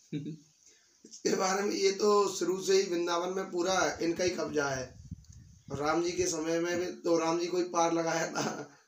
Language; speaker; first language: Hindi; native; Hindi